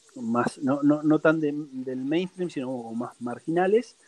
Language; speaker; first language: Spanish; native; Spanish